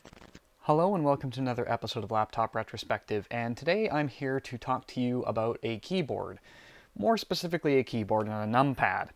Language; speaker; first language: English; native; English